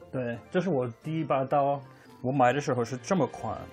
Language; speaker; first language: Chinese; non-native, fluent; English